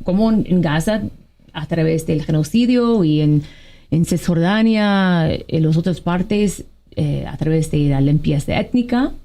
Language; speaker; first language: Spanish; non-native, fluent; Arabic